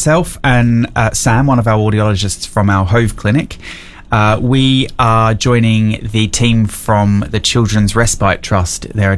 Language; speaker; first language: English; native; English